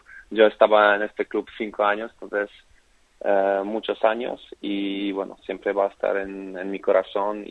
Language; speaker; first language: Spanish; non-native, fluent; Polish